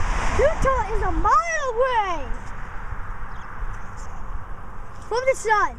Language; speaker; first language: English; native; English